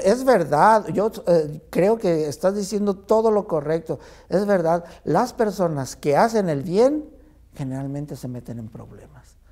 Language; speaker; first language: Spanish; native; Spanish